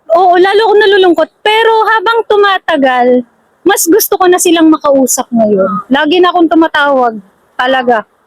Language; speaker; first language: Filipino; non-native, local second language; Bikol